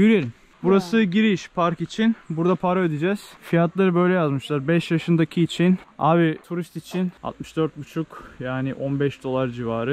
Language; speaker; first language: Turkish; native; Turkish